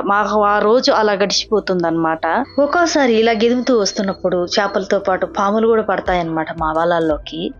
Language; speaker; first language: Telugu; non-native, local second language; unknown